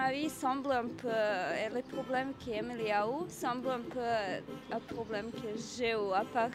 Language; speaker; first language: French; non-native, learner; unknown